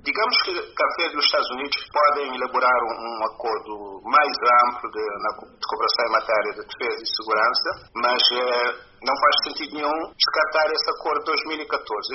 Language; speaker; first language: Portuguese; non-native, local second language; Kabuverdianu